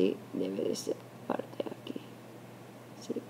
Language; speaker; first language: Spanish; non-native, fluent; English